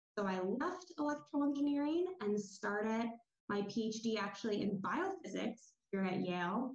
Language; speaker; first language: English; native; English